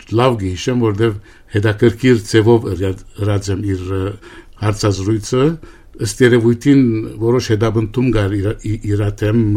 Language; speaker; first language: Armenian; early bilingual, heritage; Armenian